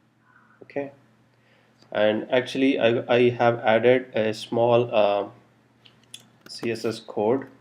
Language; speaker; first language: English; non-native, local second language; Telugu